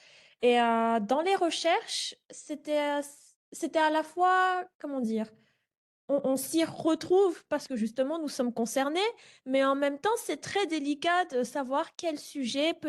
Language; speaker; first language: French; non-native, local second language; Malagasy